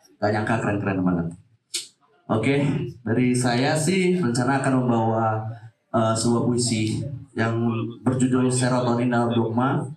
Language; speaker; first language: Indonesian; native; Indonesian